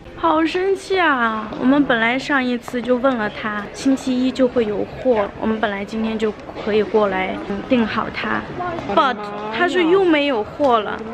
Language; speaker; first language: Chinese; native; Chinese